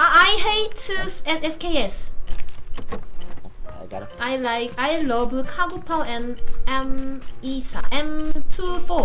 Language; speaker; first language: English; non-native, learner; Korean